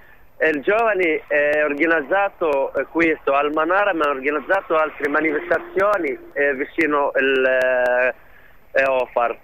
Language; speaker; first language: Italian; non-native, learner; Arabic